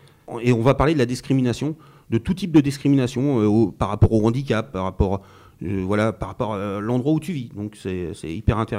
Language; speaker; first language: French; native; French